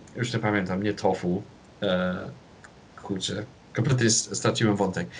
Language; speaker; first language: Polish; non-native, fluent; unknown